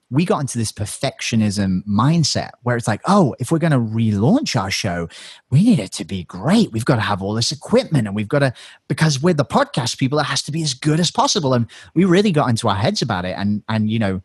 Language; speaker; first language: English; native; English